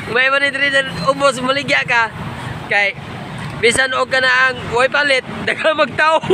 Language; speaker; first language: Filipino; non-native, local second language; Cebuano